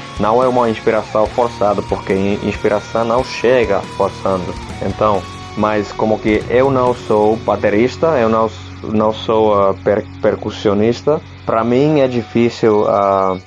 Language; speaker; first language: Portuguese; non-native, learner; Finnish